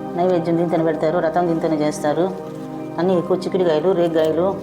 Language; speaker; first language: Telugu; native; Telugu